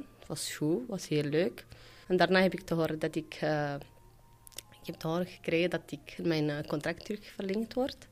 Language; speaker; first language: Dutch; non-native, fluent; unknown